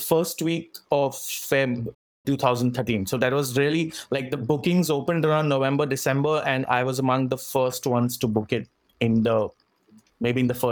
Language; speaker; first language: English; non-native, local second language; Marathi